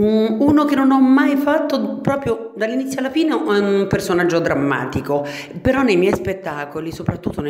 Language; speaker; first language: Italian; native; Italian